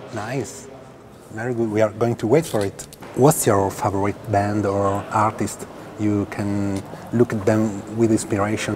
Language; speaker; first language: English; non-native, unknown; Italian